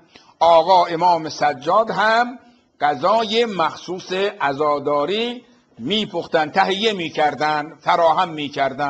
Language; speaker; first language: Persian; native; Persian